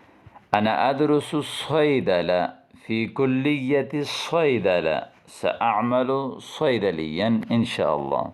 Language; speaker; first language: Arabic; non-native, fluent; Urdu